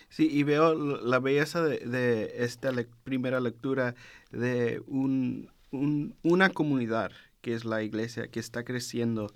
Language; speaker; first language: Spanish; early bilingual, heritage; Spanish